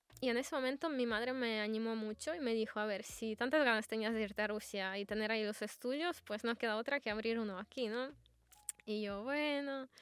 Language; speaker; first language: Spanish; non-native, fluent; Russian